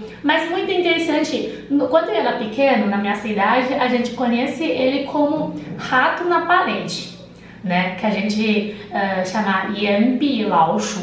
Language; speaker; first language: Portuguese; non-native, fluent; Chinese